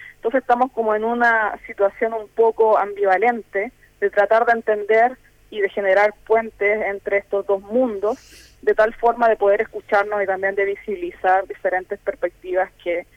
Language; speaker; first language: Spanish; native; Spanish